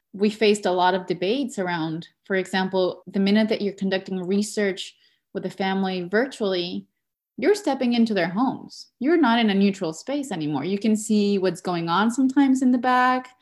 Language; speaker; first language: English; non-native, fluent; Spanish